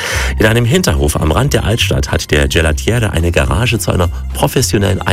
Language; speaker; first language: German; native; German